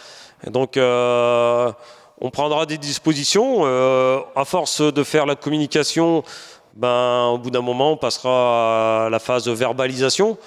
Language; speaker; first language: French; native; French